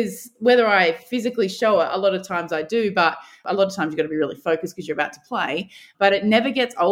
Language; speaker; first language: English; native; English